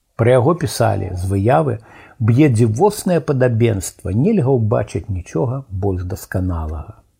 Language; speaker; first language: Belarusian; native; Belarusian